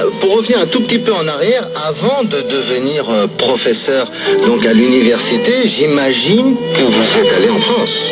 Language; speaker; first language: French; native; French